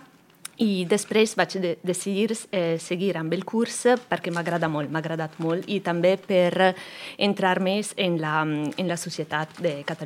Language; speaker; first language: Catalan; non-native, learner; Spanish